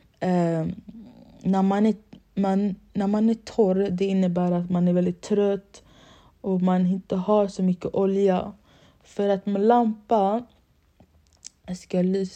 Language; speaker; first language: Swedish; early bilingual, other home language; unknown